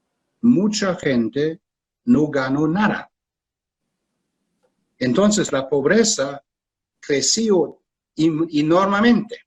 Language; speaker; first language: Spanish; non-native, fluent; German